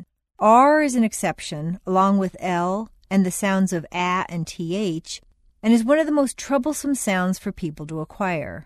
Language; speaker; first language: English; native; English